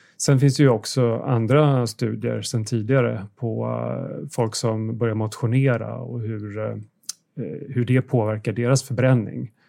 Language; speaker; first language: Swedish; native; Swedish